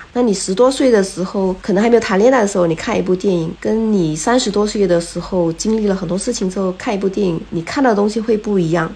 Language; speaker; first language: Chinese; non-native, local second language; Min Nan Chinese